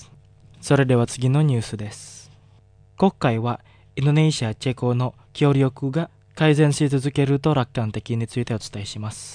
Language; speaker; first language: Japanese; non-native, fluent; Indonesian